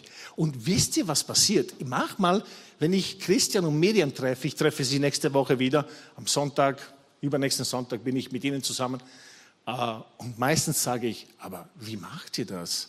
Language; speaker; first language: German; non-native, fluent; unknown